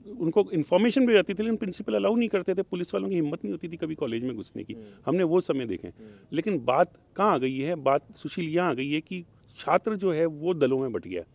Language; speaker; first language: Hindi; native; Hindi